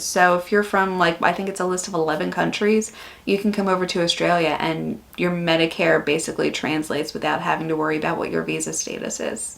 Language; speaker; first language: English; native; English